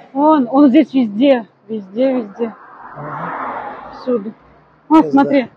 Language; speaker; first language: Russian; native; Russian